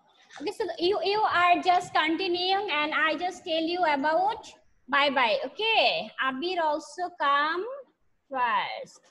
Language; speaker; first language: English; non-native, learner; Bangla